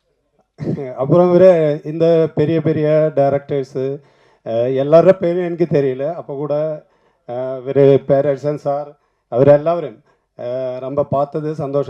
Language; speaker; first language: Tamil; non-native, learner; Malayalam